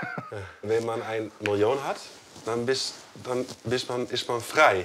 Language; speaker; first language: German; non-native, fluent; Dutch